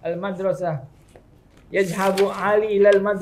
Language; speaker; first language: Arabic; non-native, learner; Indonesian